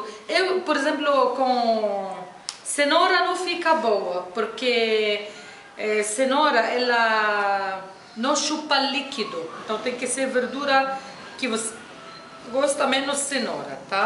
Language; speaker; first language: Portuguese; non-native, fluent; Arabic